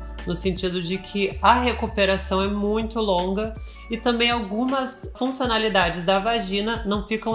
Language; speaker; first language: Portuguese; native; Portuguese